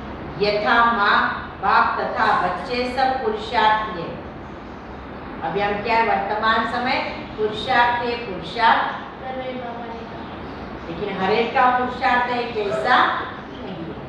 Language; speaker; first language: Hindi; non-native, local second language; Marathi